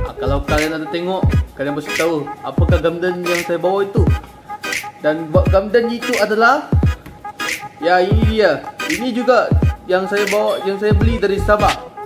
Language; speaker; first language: Malay; non-native, local second language; Chinese